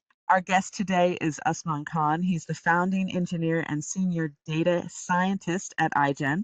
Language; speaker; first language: English; native; English